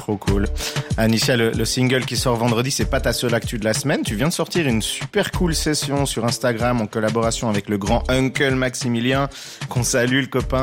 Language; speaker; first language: French; native; French